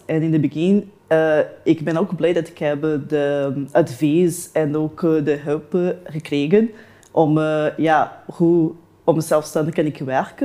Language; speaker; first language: Dutch; non-native, learner; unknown